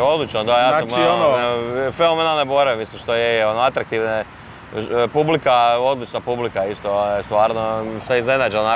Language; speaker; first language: Serbian; native; Serbian